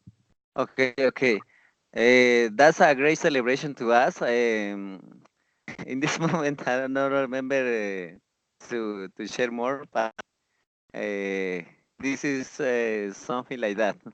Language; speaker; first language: English; non-native, learner; Spanish